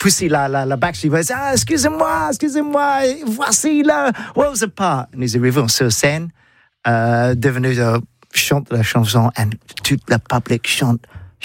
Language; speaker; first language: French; non-native, learner; English